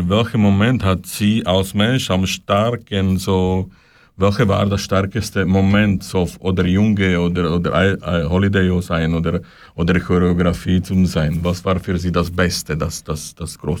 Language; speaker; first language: German; non-native, learner; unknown